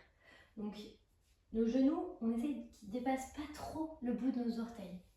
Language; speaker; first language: French; native; French